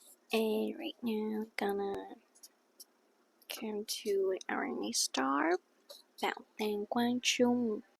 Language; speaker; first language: English; non-native, learner; Vietnamese